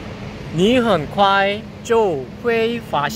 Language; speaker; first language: Chinese; non-native, learner; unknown